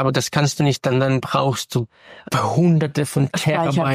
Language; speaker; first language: German; non-native, fluent; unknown